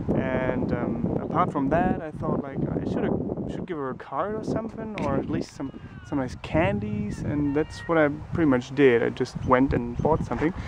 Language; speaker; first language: English; non-native, fluent; German